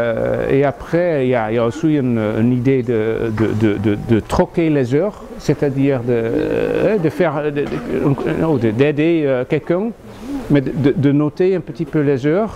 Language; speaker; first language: French; non-native, fluent; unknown